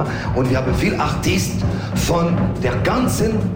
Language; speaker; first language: German; non-native, learner; French